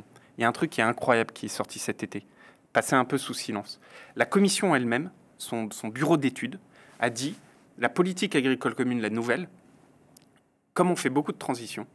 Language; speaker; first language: French; native; French